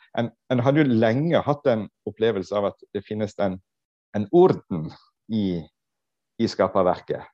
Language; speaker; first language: Norwegian; native; Norwegian